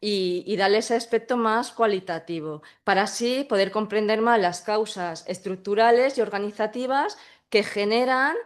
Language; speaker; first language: Spanish; native; Spanish